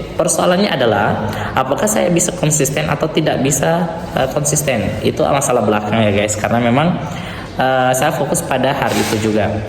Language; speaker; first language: Indonesian; non-native, local second language; Buginese